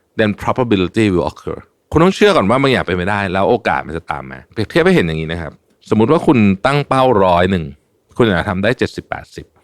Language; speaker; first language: Thai; native; Thai